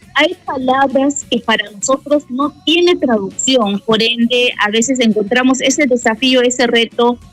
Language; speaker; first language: Spanish; non-native, local second language; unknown